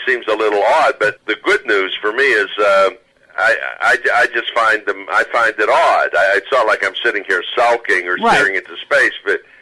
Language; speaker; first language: English; native; English